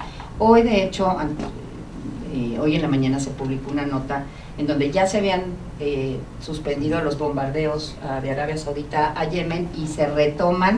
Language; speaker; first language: Spanish; native; Spanish